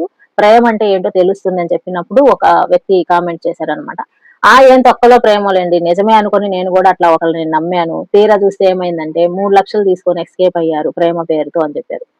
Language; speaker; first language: Telugu; native; Telugu